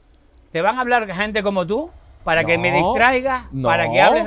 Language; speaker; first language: Spanish; native; Spanish